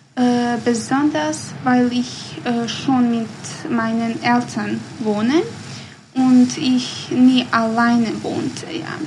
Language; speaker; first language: German; non-native, learner; Bosnian